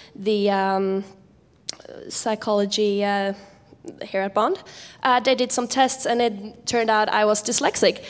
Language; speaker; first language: English; non-native, fluent; Swedish